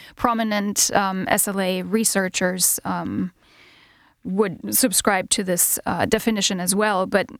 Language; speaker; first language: English; non-native, fluent; German